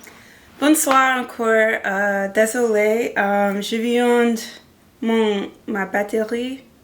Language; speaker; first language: French; non-native, learner; English